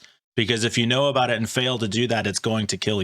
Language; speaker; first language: English; native; English